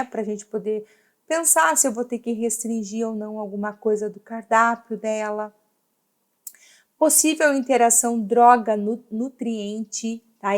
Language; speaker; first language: Portuguese; native; Portuguese